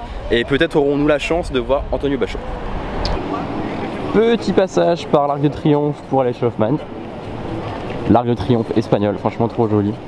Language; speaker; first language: French; native; French